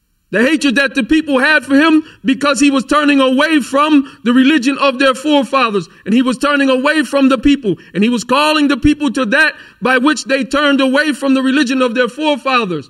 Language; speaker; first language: English; native; English